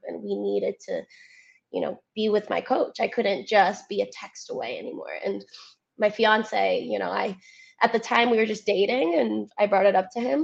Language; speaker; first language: English; early bilingual, other home language; Spanish